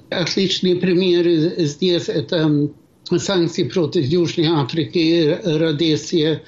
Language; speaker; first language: Russian; non-native, fluent; Swedish